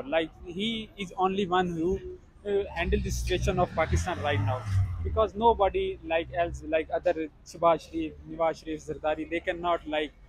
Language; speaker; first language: English; non-native, learner; Urdu